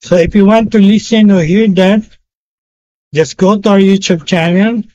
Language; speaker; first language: English; non-native, local second language; Filipino